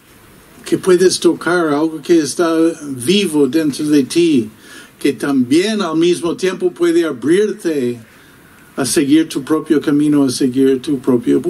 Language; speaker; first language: Spanish; non-native, fluent; English